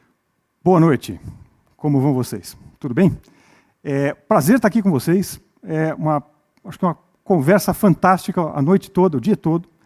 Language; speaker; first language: Portuguese; native; Portuguese